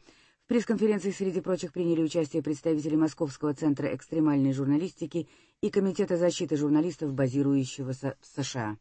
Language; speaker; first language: Russian; native; Russian